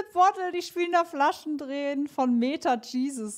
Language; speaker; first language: German; native; German